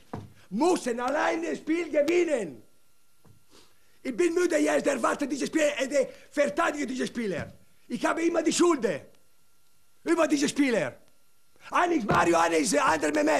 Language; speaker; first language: German; non-native, learner; Italian